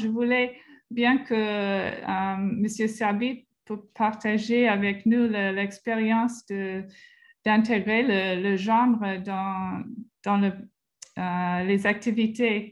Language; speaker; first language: French; non-native, fluent; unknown